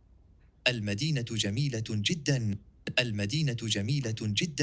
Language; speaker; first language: Arabic; non-native, learner; English